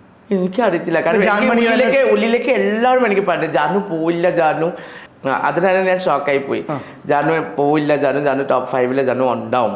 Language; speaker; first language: Malayalam; non-native, local second language; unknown